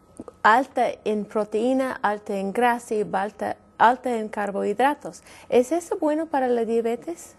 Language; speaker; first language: Spanish; non-native, fluent; English